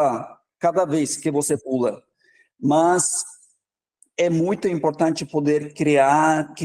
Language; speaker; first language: Portuguese; non-native, fluent; Norwegian